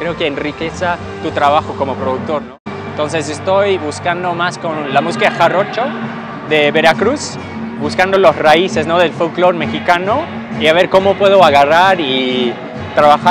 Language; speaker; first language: Spanish; non-native, fluent; English